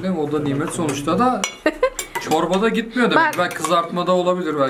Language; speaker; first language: Turkish; native; Turkish